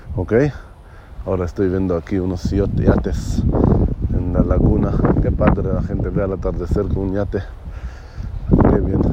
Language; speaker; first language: Spanish; non-native, learner; Hebrew